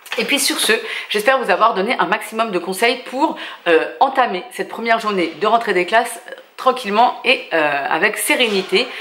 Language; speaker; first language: French; native; French